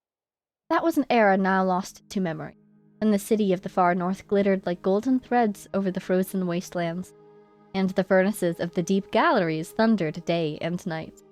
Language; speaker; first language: English; native; English